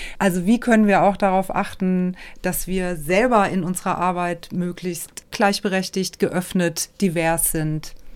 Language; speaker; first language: German; native; German